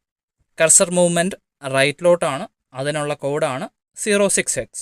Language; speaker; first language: Malayalam; native; Malayalam